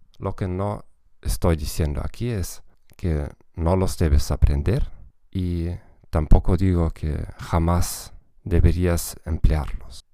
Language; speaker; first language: Spanish; non-native, fluent; German